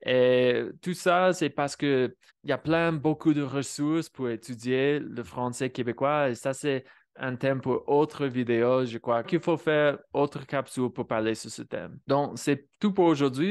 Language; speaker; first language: French; non-native, fluent; English